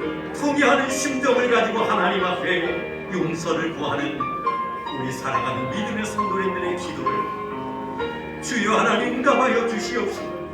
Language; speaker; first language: Korean; native; Korean